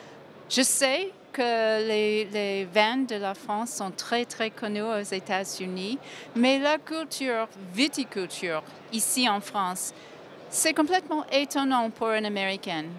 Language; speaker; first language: French; non-native, fluent; English